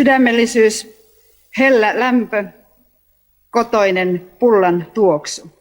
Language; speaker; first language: Finnish; native; Finnish